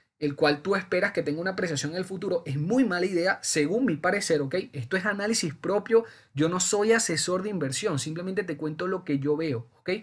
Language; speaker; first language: Spanish; native; Spanish